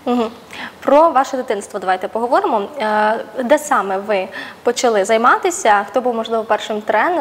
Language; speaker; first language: Ukrainian; native; Ukrainian